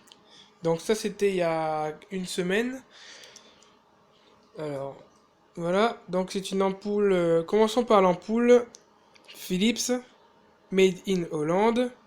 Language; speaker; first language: French; native; French